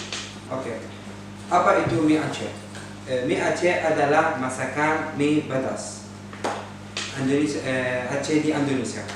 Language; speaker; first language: Indonesian; non-native, learner; Arabic